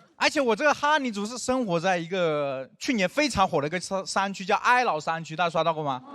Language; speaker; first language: Chinese; non-native, local second language; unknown